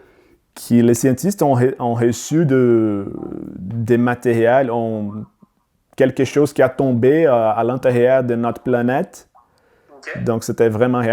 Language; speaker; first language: French; non-native, learner; Portuguese